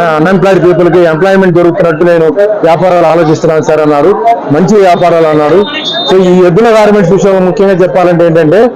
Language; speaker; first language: Telugu; non-native, fluent; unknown